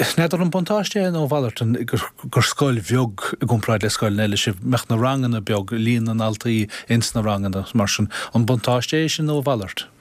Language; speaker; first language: Irish; native; Irish